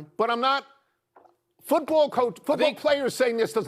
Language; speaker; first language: English; native; English